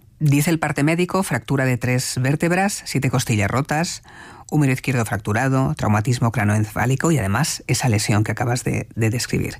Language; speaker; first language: Spanish; native; Spanish